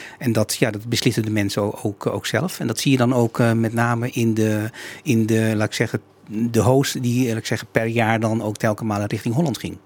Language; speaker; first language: Dutch; native; Dutch